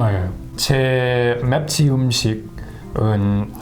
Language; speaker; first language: Korean; non-native, learner; English